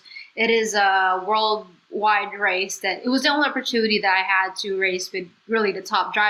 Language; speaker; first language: English; non-native, local second language; Filipino